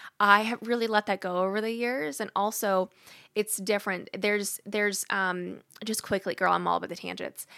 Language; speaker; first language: English; native; English